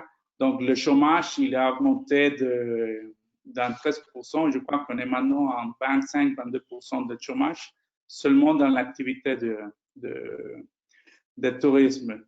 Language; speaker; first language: French; non-native, fluent; Spanish